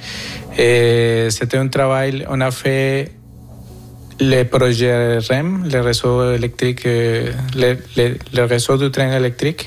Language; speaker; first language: French; non-native, fluent; Spanish